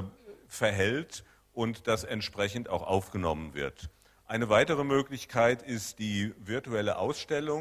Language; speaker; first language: German; native; German